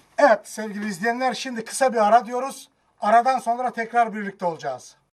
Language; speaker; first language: Turkish; native; Turkish